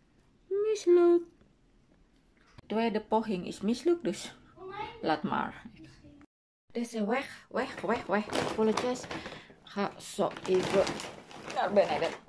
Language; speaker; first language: Dutch; non-native, learner; Indonesian